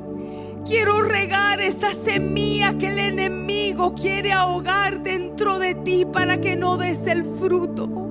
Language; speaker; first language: Spanish; native; Spanish